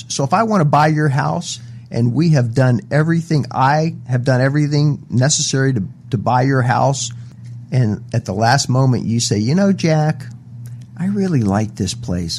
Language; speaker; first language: English; native; English